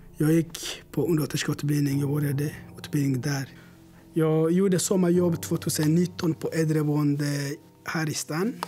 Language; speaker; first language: Swedish; non-native, learner; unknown